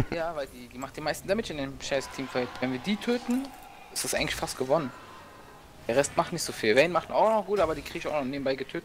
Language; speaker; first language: German; native; German